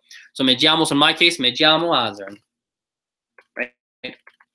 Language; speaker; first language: Spanish; non-native, learner; English